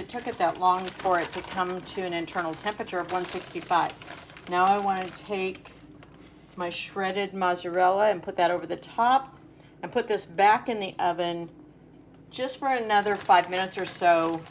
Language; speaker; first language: English; native; English